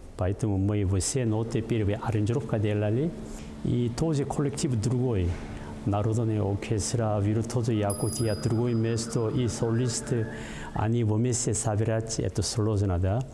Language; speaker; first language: Russian; non-native, learner; Korean